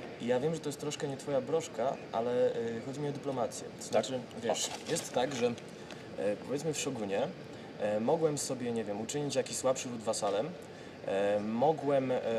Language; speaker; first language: Polish; native; Polish